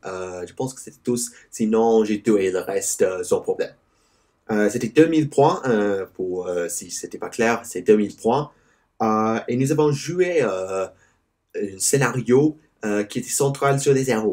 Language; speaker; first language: French; non-native, learner; English